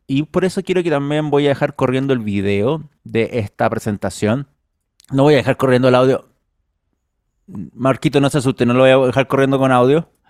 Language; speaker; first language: Spanish; native; Spanish